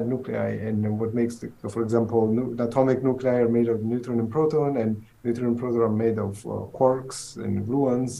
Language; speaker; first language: English; non-native, fluent; Italian